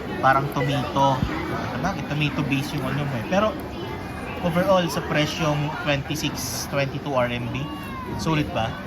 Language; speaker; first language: Filipino; native; Filipino